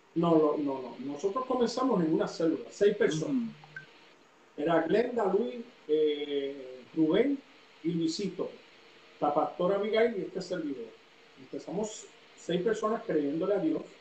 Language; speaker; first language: Spanish; early bilingual, heritage; Spanish